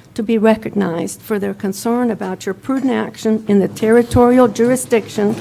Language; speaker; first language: English; non-native, fluent; Spanish